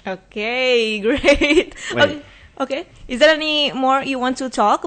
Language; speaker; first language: English; non-native, fluent; Indonesian